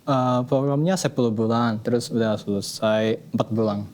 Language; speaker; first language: Indonesian; non-native, fluent; Japanese